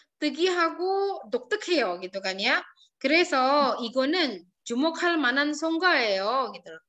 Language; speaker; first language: Korean; non-native, fluent; Indonesian